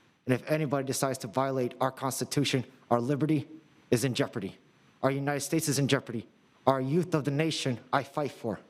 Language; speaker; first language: English; non-native, fluent; Russian